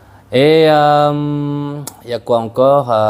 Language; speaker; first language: French; non-native, fluent; Madurese